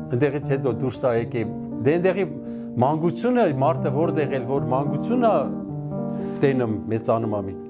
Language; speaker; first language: Armenian; non-native, local second language; Kurdish